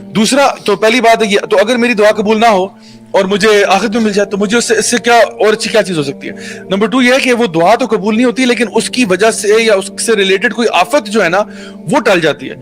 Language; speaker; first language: Urdu; early bilingual, heritage; Urdu